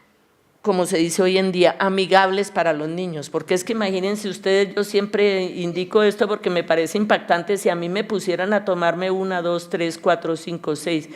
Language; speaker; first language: Spanish; native; Spanish